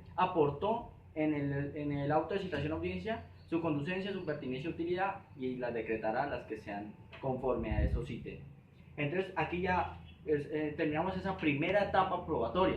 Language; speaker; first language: Spanish; native; Spanish